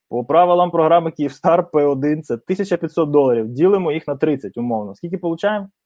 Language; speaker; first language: Ukrainian; native; Ukrainian